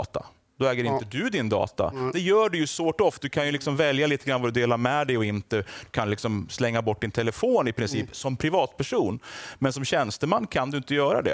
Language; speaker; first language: Swedish; native; Swedish